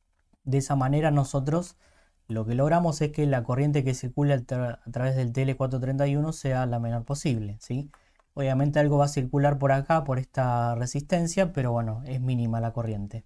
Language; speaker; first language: Spanish; native; Spanish